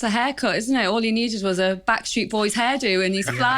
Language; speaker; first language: English; native; English